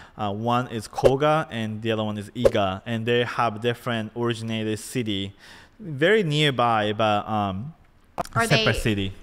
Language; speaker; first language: English; non-native, fluent; Japanese